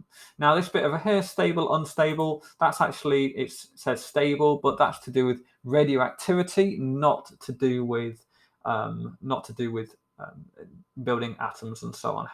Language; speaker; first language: English; native; English